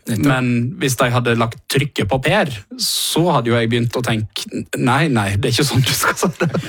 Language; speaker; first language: Norwegian; native; Norwegian